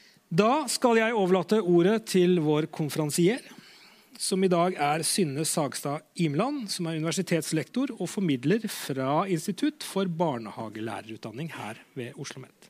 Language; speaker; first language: Norwegian; native; Norwegian